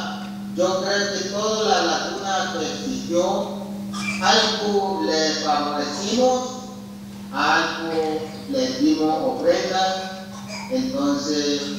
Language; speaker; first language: Spanish; non-native, local second language; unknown